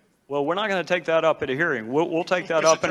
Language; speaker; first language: English; native; English